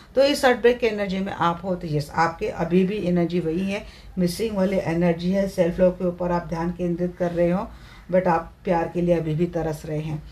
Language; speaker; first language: Hindi; non-native, local second language; Marathi